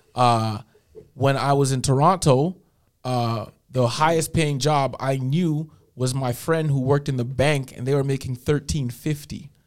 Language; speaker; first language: English; native; English